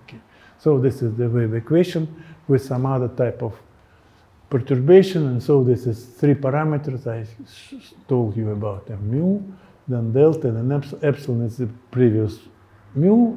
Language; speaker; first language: English; non-native, fluent; Russian